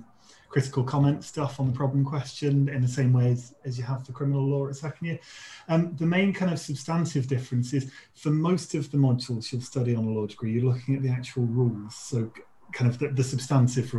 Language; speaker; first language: English; native; English